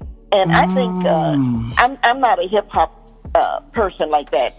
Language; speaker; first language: English; native; English